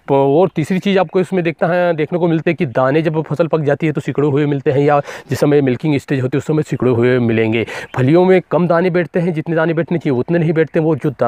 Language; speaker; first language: Hindi; native; Hindi